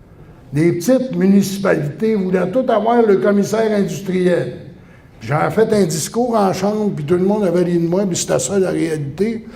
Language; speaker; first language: French; native; French